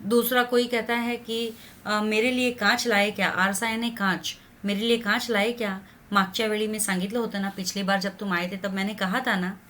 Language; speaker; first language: Hindi; non-native, local second language; Marathi